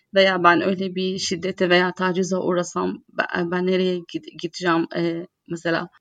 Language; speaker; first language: Turkish; non-native, fluent; Arabic